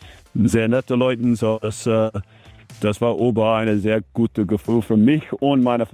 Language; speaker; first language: German; non-native, fluent; English